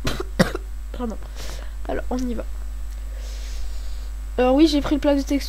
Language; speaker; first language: French; native; French